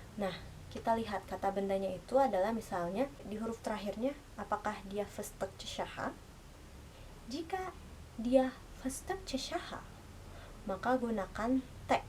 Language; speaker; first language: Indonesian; native; Indonesian